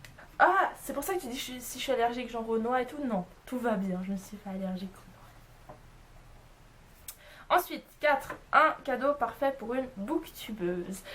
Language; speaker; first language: French; native; French